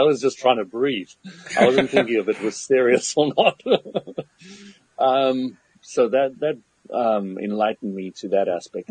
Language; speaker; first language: English; native; English